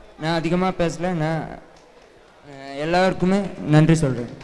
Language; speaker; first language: Tamil; non-native, learner; Malayalam